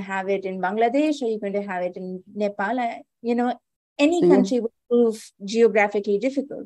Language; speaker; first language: English; non-native, local second language; Hindi